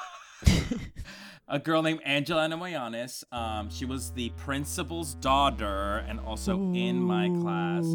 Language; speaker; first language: English; early bilingual, other home language; Spanish